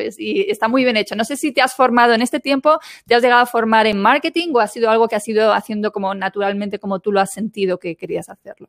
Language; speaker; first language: Spanish; native; Spanish